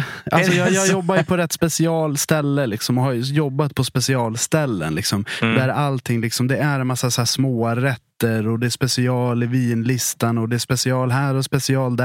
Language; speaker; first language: Swedish; native; Swedish